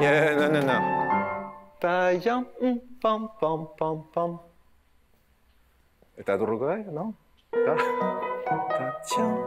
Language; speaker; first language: Russian; non-native, learner; French